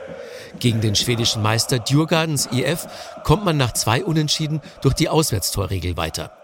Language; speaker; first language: German; native; German